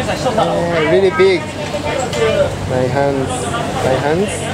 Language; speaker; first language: English; non-native, learner; Japanese